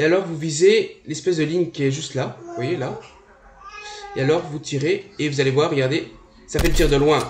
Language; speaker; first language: French; native; French